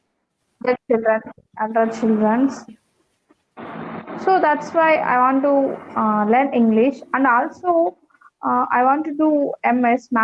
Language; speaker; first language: English; non-native, learner; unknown